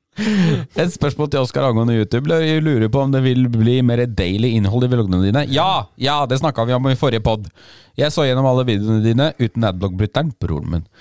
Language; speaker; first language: Norwegian; early bilingual, other home language; Polish